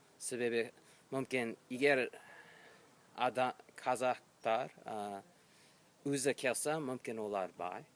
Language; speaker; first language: Kazakh; non-native, learner; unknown